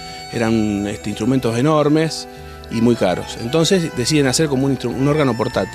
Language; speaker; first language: Spanish; native; Spanish